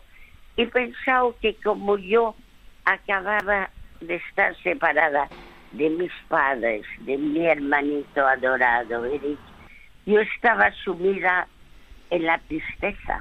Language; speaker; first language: Spanish; early bilingual, other home language; French